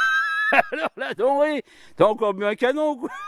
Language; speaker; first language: French; native; French